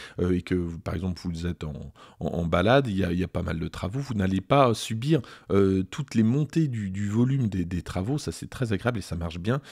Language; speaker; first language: French; native; French